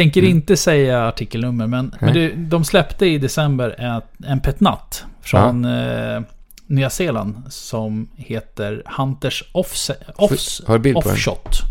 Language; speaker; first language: Swedish; native; Swedish